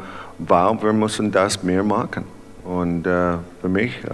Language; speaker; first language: German; non-native, learner; English